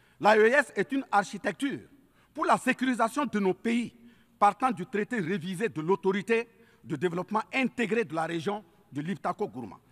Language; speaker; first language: French; native; French